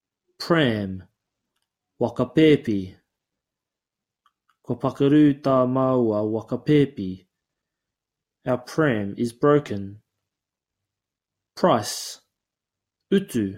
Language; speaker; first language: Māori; non-native, fluent; English